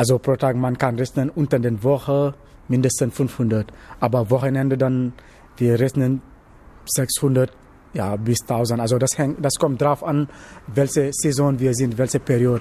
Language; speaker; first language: German; non-native, learner; Wolof